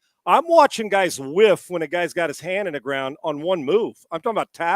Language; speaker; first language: English; native; English